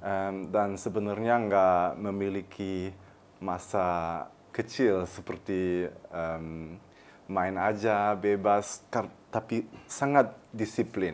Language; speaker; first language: Indonesian; early bilingual, heritage; German